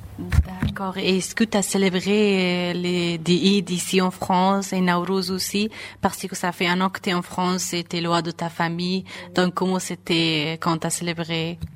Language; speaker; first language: French; non-native, fluent; Persian